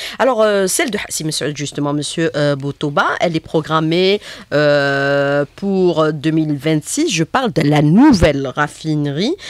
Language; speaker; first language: French; non-native, local second language; Arabic